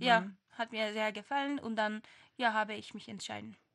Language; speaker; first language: German; non-native, fluent; Turkish